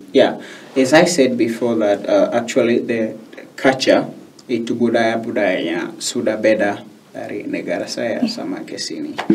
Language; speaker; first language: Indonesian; non-native, learner; Swahili